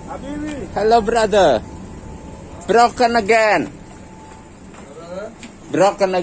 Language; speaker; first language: English; non-native, learner; Indonesian